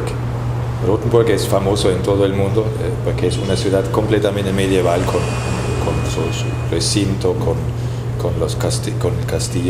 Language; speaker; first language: Spanish; non-native, fluent; German